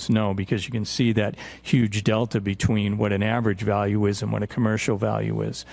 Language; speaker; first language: English; native; English